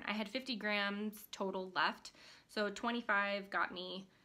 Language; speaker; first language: English; native; English